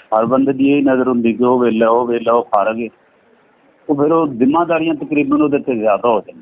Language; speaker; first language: Urdu; non-native, local second language; Punjabi